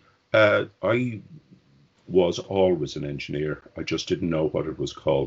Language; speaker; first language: English; native; English